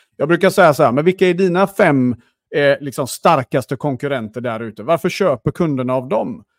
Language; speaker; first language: Swedish; native; Swedish